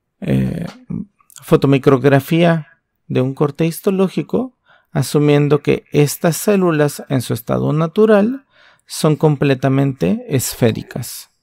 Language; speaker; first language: Spanish; native; Spanish